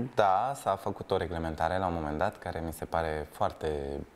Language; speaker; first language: Romanian; native; Romanian